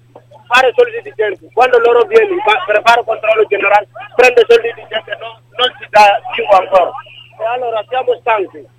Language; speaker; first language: Italian; non-native, learner; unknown